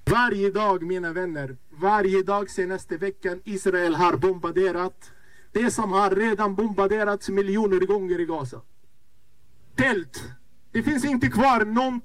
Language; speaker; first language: Swedish; non-native, fluent; Arabic